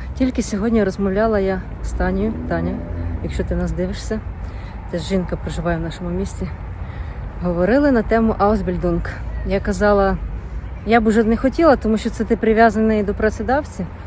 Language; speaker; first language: Ukrainian; native; Ukrainian